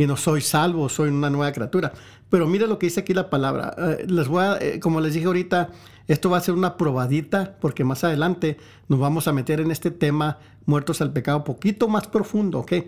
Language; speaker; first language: Spanish; early bilingual, heritage; Spanish